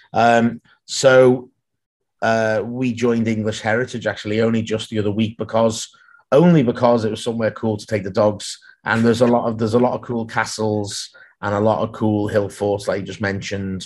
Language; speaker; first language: English; native; English